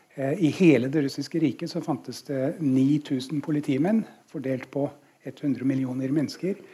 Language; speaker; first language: Norwegian; non-native, fluent; English